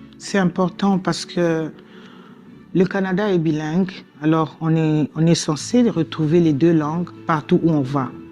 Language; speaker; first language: French; non-native, local second language; Lingala